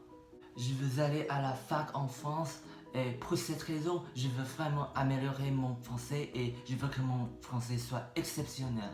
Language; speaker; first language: French; non-native, learner; English